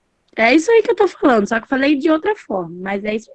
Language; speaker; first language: Portuguese; native; Portuguese